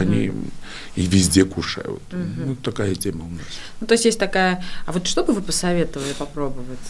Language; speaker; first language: Russian; non-native, fluent; Georgian